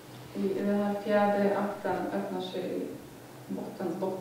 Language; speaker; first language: Swedish; non-native, fluent; Lithuanian